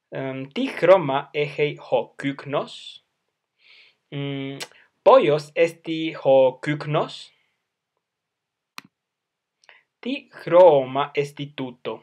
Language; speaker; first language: Greek; non-native, fluent; Spanish